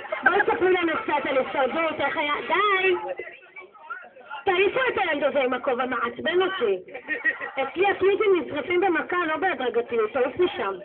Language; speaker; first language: Hebrew; native; Hebrew